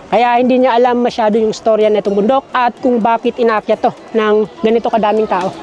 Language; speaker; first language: Filipino; native; Filipino